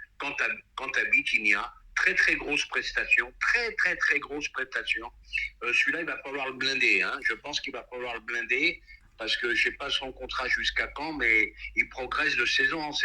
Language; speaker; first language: French; native; French